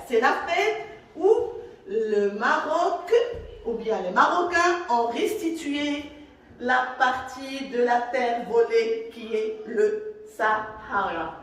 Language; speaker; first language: French; non-native, local second language; Arabic